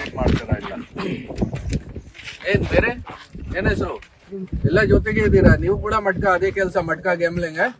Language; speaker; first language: Kannada; non-native, learner; Hindi